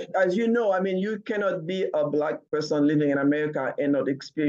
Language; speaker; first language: English; non-native, fluent; Haitian Creole